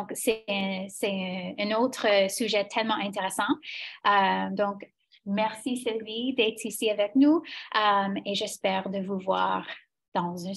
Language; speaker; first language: French; non-native, fluent; English